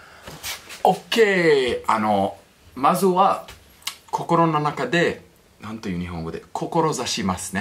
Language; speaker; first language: Japanese; non-native, fluent; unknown